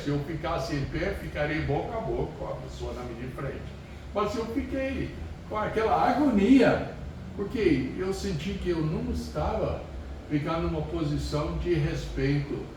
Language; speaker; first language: Portuguese; non-native, fluent; English